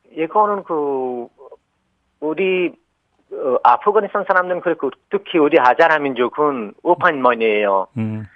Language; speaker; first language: Korean; non-native, learner; Persian